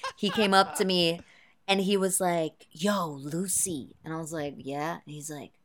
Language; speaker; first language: English; early bilingual, other home language; German